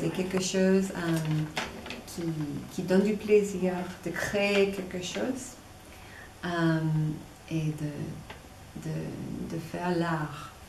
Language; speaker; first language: French; non-native, fluent; English